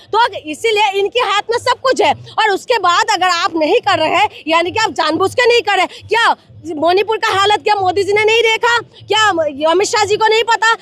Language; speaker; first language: Hindi; non-native, local second language; Manipuri